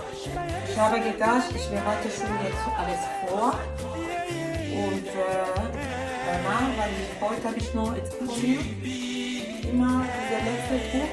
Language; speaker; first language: German; non-native, fluent; Lingala